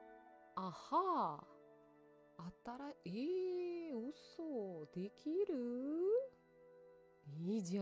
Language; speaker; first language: Japanese; non-native, learner; Russian